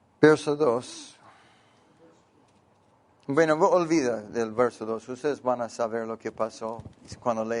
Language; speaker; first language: Spanish; non-native, learner; English